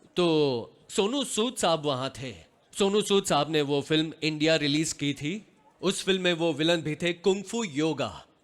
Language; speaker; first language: Hindi; non-native, local second language; Gujarati